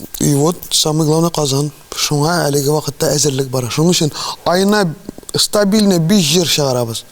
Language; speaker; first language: Tatar; native; Tatar